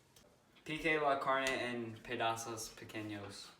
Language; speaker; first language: Spanish; non-native, learner; English